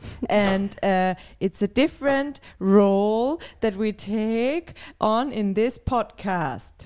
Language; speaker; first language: English; non-native, fluent; German